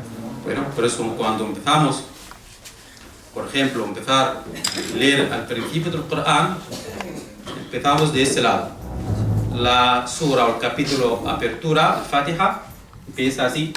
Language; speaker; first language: Spanish; non-native, fluent; Arabic